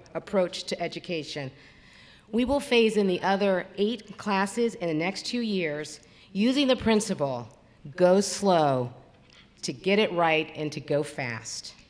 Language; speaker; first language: English; native; English